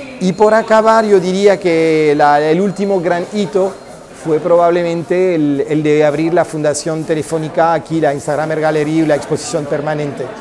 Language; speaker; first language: Spanish; early bilingual, heritage; Spanish